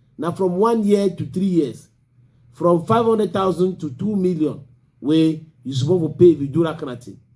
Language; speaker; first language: Nigerian Pidgin; native; Nigerian Pidgin